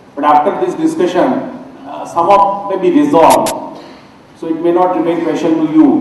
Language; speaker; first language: English; non-native, local second language; Gujarati